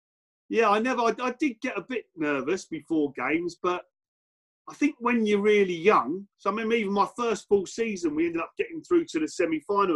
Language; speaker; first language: English; native; English